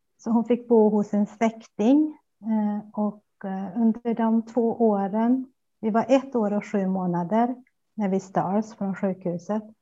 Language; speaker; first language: Swedish; early bilingual, other home language; Spanish